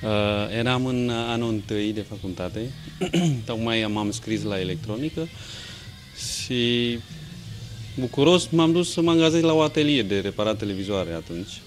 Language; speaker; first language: Romanian; non-native, fluent; Vietnamese